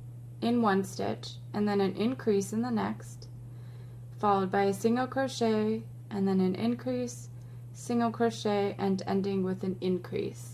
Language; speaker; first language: English; native; English